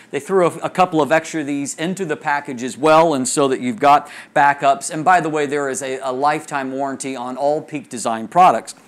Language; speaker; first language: English; native; English